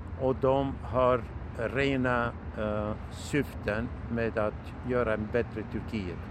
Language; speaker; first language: Swedish; non-native, fluent; Turkish